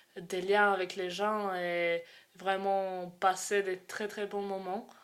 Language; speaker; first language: French; non-native, fluent; Croatian